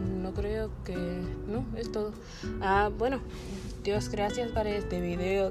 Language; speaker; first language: Spanish; non-native, learner; English